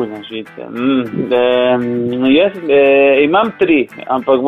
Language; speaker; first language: Slovenian; non-native, fluent; Spanish